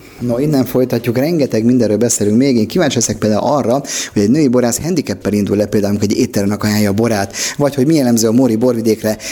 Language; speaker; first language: Hungarian; native; Hungarian